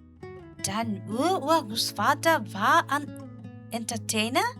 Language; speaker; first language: German; non-native, learner; Bangla